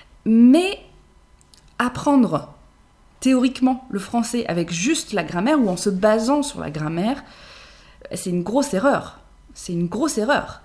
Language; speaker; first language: French; native; French